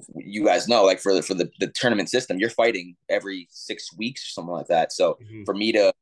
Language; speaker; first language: English; native; English